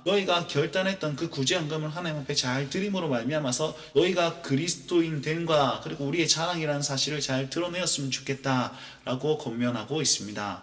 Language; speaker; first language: Korean; native; Korean